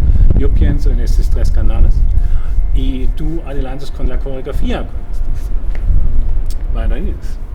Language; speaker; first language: Spanish; non-native, fluent; German